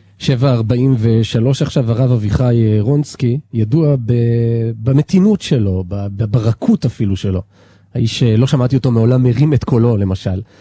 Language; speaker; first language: Hebrew; native; Hebrew